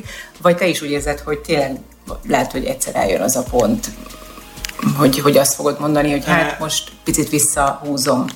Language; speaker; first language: Hungarian; native; Hungarian